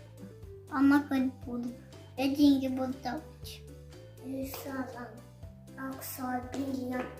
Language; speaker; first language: Russian; non-native, local second language; Kazakh